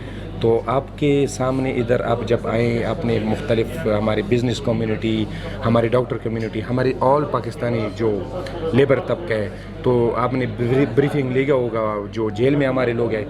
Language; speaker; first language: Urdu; non-native, local second language; Pashto